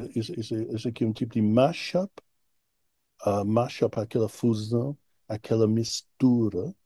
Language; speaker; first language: Portuguese; non-native, fluent; English